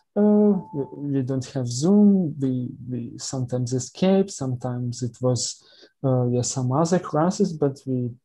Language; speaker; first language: English; non-native, learner; Ukrainian